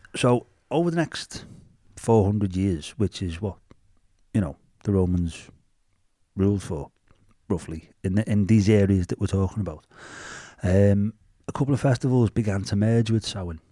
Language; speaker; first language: English; native; English